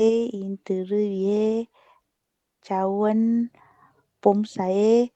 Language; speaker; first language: Korean; non-native, learner; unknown